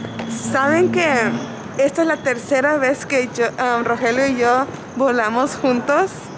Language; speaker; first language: Spanish; early bilingual, heritage; Spanish